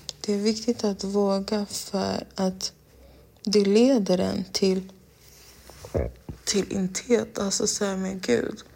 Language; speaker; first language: Swedish; non-native, local second language; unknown